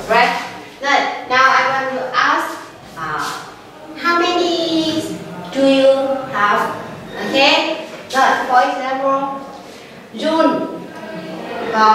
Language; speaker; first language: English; non-native, learner; Vietnamese